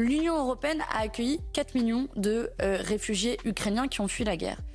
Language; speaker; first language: French; native; French